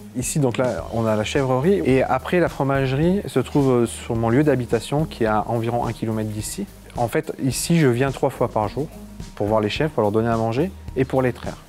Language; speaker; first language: French; native; French